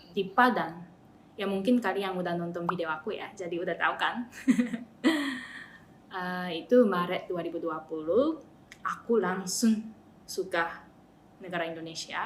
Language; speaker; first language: Indonesian; non-native, fluent; Japanese